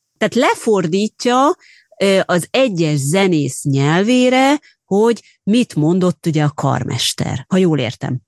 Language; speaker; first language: Hungarian; native; Hungarian